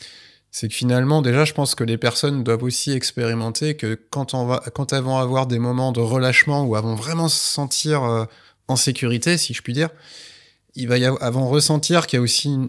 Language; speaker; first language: French; native; French